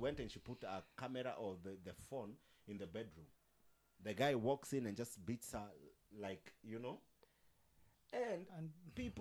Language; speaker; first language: English; non-native, local second language; Swahili